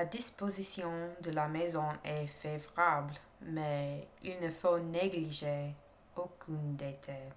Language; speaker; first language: French; non-native, learner; English